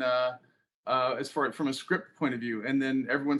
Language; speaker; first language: English; native; English